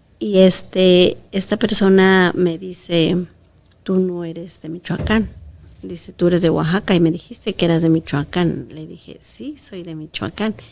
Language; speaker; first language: Spanish; non-native, local second language; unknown